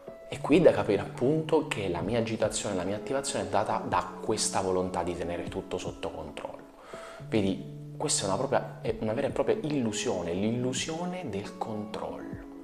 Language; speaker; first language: Italian; native; Italian